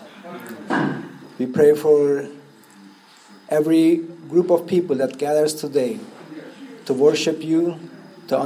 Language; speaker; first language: English; non-native, fluent; Spanish